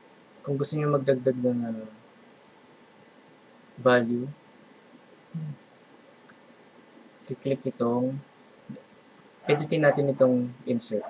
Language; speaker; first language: Filipino; native; Filipino